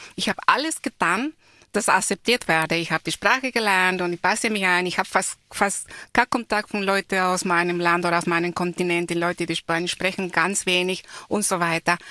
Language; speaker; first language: German; non-native, fluent; Spanish